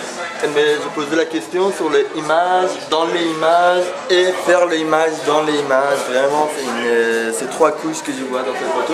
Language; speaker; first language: French; non-native, fluent; Persian